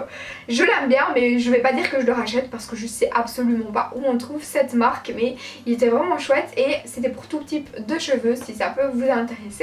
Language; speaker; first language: French; native; French